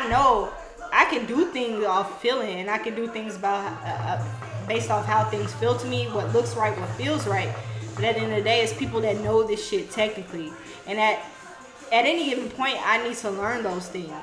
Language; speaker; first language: English; native; English